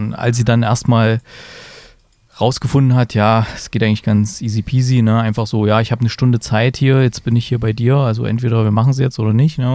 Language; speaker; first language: German; native; German